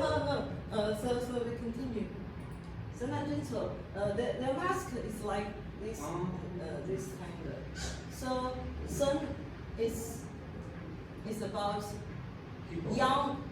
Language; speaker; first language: English; non-native, learner; Chinese